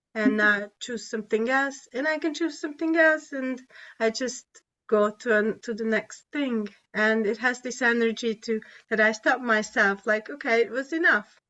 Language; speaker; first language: English; non-native, fluent; Hungarian